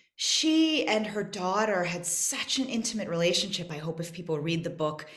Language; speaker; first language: English; native; English